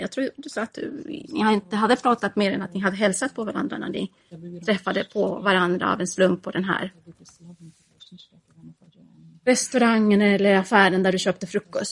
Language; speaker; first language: Swedish; native; Swedish